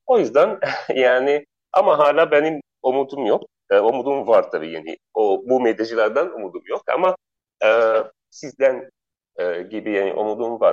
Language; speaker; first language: Turkish; non-native, learner; Arabic